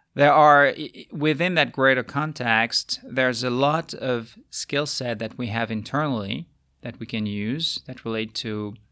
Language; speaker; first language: English; non-native, fluent; French